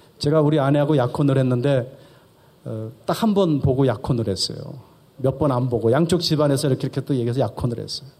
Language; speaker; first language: Korean; early bilingual, heritage; Korean